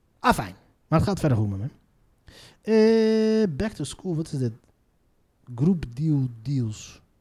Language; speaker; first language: Dutch; early bilingual, other home language; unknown